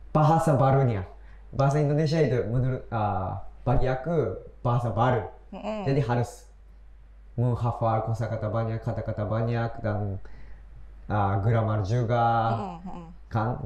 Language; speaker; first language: Indonesian; non-native, learner; Japanese